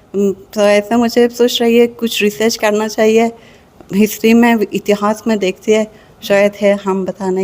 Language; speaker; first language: Hindi; non-native, learner; Persian